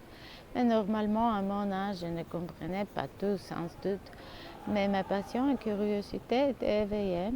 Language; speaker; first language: French; non-native, learner; Bulgarian